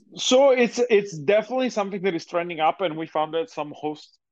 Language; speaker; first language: English; non-native, fluent; Italian